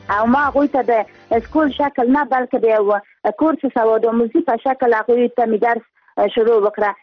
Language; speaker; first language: Pashto; non-native, local second language; Persian